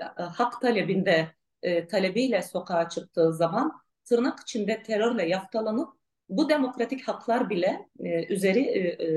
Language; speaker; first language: Turkish; non-native, local second language; Arabic